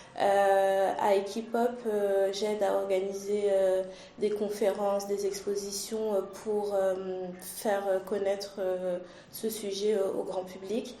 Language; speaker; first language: French; early bilingual, other home language; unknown